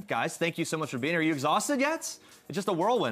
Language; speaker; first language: English; native; English